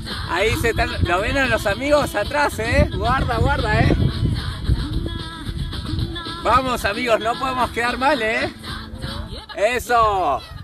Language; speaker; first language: Spanish; native; Spanish